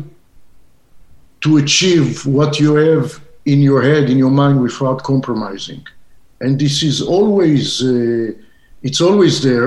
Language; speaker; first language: English; non-native, fluent; Hebrew